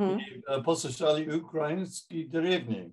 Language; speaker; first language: Russian; non-native, fluent; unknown